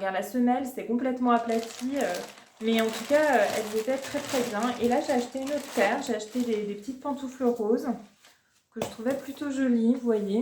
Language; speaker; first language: French; native; French